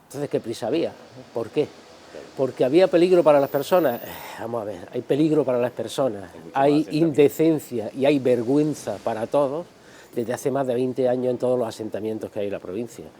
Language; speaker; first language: Spanish; native; Spanish